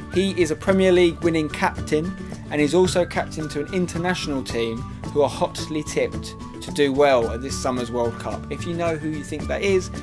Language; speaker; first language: English; native; English